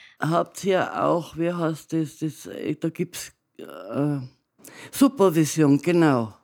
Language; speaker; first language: German; native; German